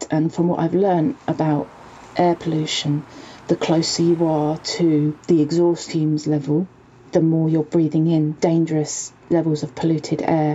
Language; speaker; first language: English; native; English